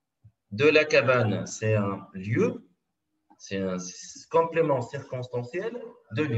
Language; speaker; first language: French; non-native, local second language; Arabic